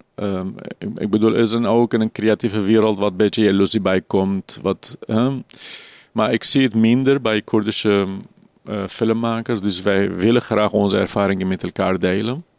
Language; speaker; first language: Dutch; non-native, fluent; Arabic